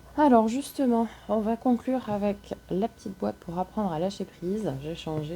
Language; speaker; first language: French; native; French